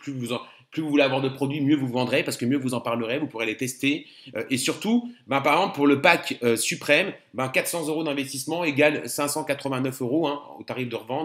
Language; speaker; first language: French; native; French